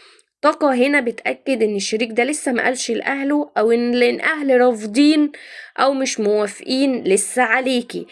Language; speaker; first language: Arabic; native; Arabic